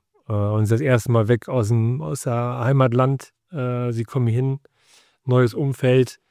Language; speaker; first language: German; native; German